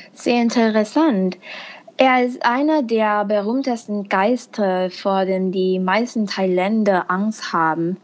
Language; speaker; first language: German; non-native, fluent; Thai